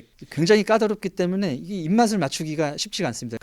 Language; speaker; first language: Korean; native; Korean